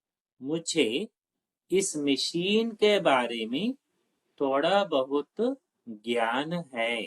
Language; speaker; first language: Hindi; non-native, local second language; Telugu